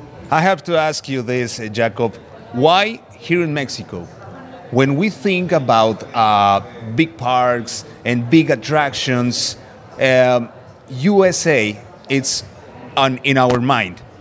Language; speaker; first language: English; non-native, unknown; Spanish